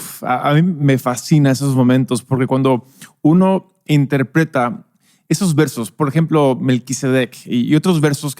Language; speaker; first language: Spanish; non-native, local second language; English